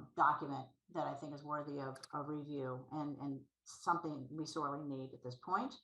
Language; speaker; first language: English; native; English